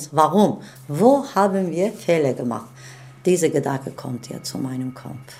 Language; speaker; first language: German; non-native, learner; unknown